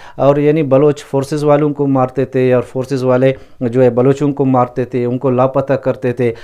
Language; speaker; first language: Urdu; non-native, local second language; Baluchi